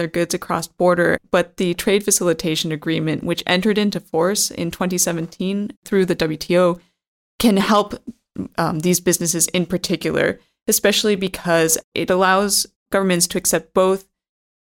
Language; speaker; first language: English; native; English